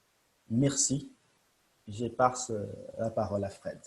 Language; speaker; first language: French; non-native, fluent; Portuguese